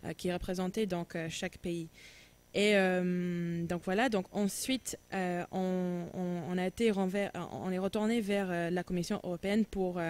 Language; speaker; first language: French; non-native, fluent; English